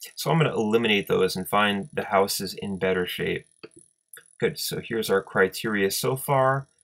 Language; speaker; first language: English; native; English